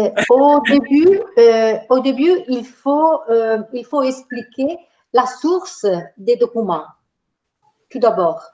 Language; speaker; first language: French; non-native, fluent; Spanish